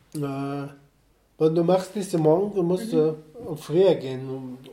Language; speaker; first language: German; non-native, fluent; Nepali